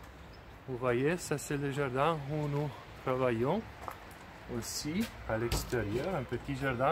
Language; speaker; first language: French; non-native, fluent; Slovenian